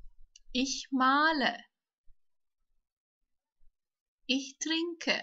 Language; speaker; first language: German; non-native, fluent; Turkish